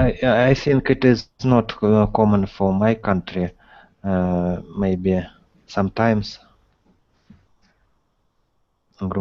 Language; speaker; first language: English; non-native, learner; Russian